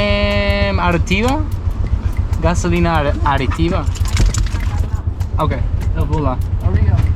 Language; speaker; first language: Portuguese; non-native, learner; English